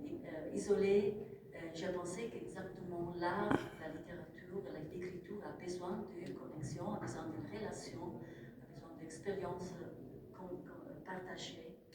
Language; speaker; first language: French; non-native, fluent; Italian